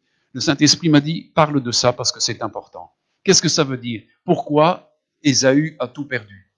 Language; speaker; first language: French; native; French